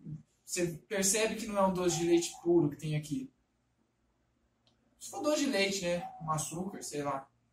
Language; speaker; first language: Portuguese; native; Portuguese